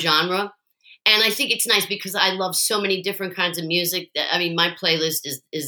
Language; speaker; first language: English; native; English